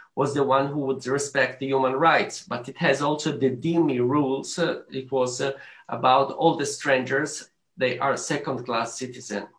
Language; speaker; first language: English; non-native, learner; Arabic